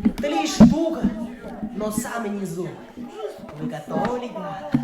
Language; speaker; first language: Russian; non-native, learner; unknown